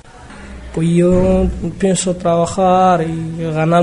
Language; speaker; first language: Spanish; non-native, learner; Arabic